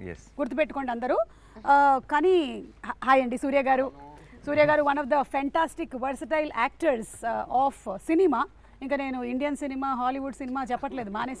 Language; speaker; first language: Telugu; native; Telugu